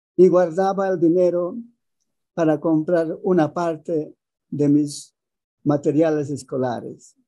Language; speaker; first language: Spanish; early bilingual, other home language; Aymara